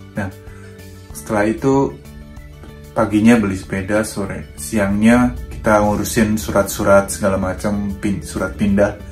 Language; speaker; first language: Indonesian; native; Indonesian